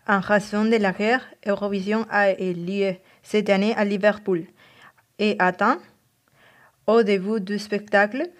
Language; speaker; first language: French; non-native, learner; Spanish